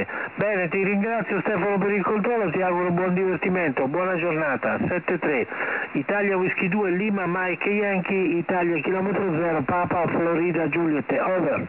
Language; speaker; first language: Italian; native; Italian